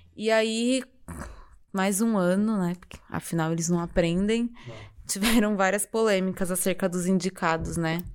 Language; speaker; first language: Portuguese; native; Portuguese